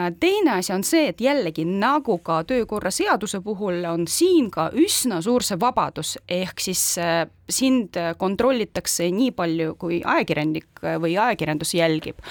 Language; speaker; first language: Estonian; non-native, local second language; Russian